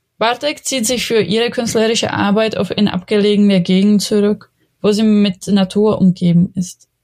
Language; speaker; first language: German; non-native, fluent; Czech